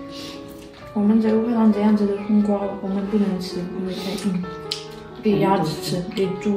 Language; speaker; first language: Chinese; non-native, learner; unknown